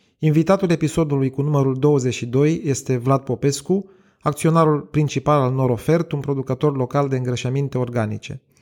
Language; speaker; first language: Romanian; native; Romanian